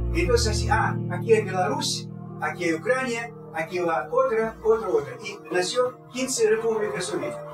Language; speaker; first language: Spanish; non-native, fluent; Russian